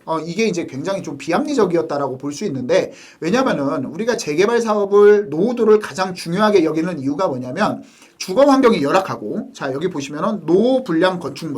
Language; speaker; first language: Korean; native; Korean